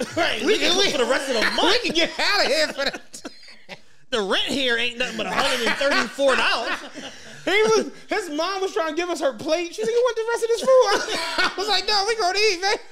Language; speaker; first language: English; native; English